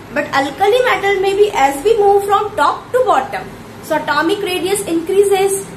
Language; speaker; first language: English; non-native, local second language; Hindi